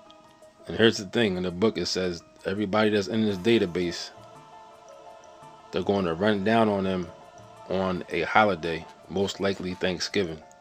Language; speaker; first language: English; native; English